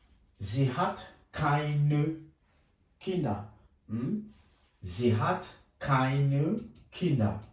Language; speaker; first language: German; non-native, fluent; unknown